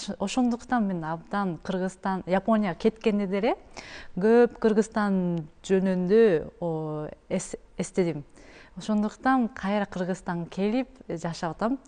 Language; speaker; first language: Kyrgyz; non-native, learner; Japanese